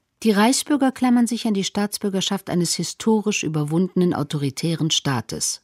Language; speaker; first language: German; native; German